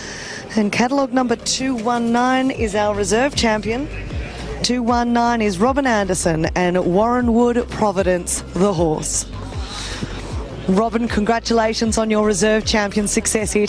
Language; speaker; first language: English; native; English